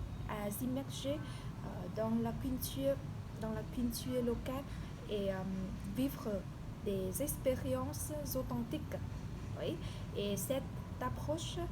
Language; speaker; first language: French; non-native, learner; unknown